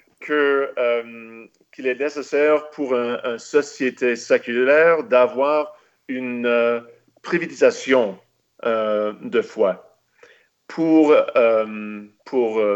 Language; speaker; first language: French; non-native, local second language; English